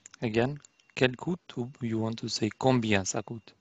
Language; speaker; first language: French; non-native, fluent; Arabic